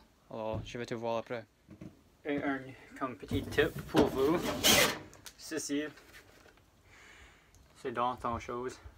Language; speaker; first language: French; non-native, learner; English